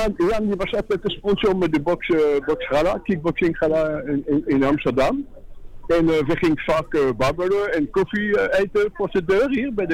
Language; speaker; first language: Dutch; non-native, fluent; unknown